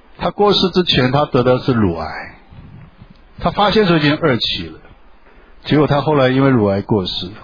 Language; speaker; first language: Chinese; non-native, local second language; Hakka Chinese